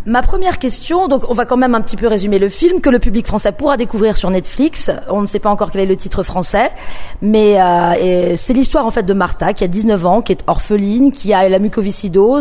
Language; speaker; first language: French; native; French